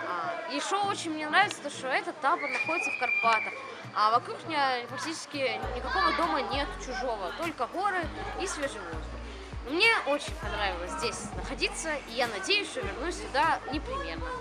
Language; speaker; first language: Russian; non-native, local second language; Ukrainian